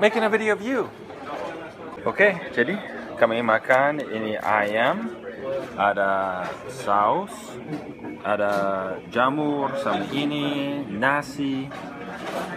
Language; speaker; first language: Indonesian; non-native, fluent; English